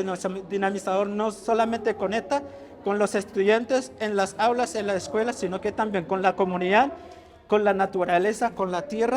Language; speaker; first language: Spanish; non-native, local second language; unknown